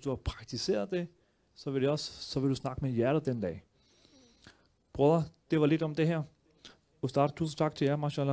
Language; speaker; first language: Danish; early bilingual, other home language; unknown